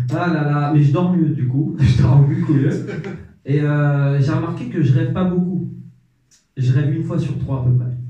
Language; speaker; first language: French; non-native, local second language; Arabic